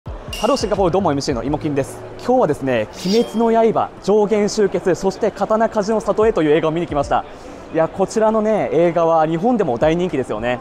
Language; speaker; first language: Japanese; native; Japanese